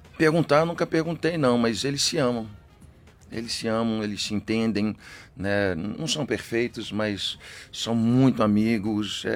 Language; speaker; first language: Portuguese; early bilingual, other home language; English